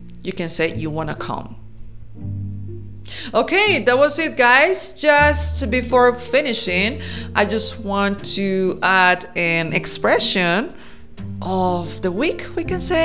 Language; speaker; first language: English; non-native, fluent; Spanish